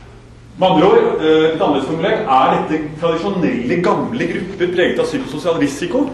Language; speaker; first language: Norwegian; native; Norwegian